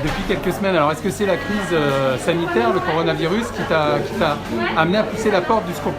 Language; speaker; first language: French; native; French